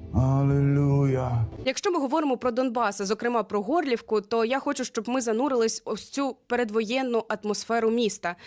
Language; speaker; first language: Ukrainian; native; Ukrainian